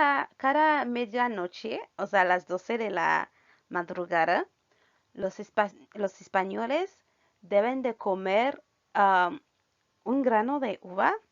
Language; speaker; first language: Spanish; non-native, fluent; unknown